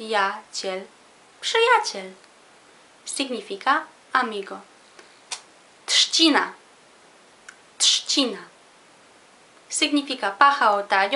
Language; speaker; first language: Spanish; non-native, fluent; Polish